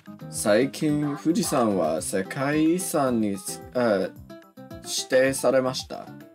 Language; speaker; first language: Japanese; non-native, learner; English